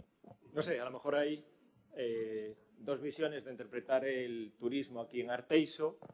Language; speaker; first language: Spanish; native; Spanish